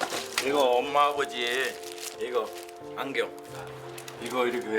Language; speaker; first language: Korean; native; Korean